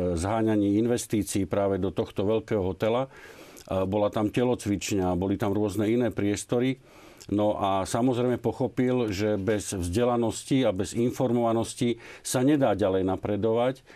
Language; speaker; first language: Slovak; native; Slovak